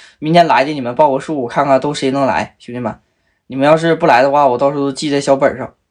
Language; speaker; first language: Chinese; native; Chinese